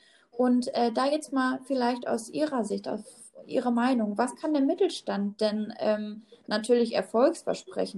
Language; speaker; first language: German; native; German